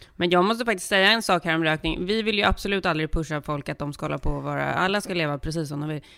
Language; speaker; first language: Swedish; early bilingual, heritage; Swedish